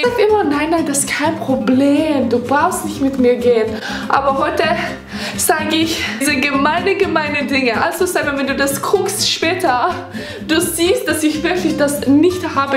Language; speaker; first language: German; non-native, learner; English